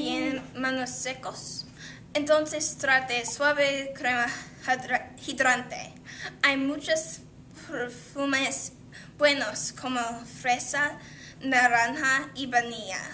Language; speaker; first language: Spanish; non-native, learner; English